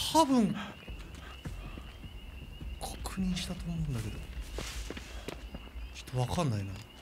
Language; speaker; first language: Japanese; native; Japanese